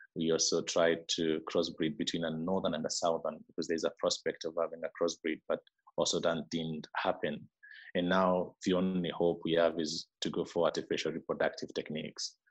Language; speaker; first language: English; non-native, local second language; Meru